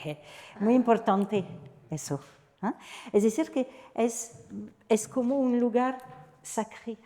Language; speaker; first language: Spanish; non-native, fluent; French